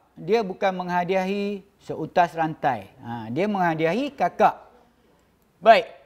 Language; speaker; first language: Malay; native; Malay